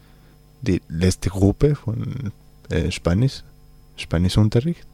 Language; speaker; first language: German; non-native, learner; Spanish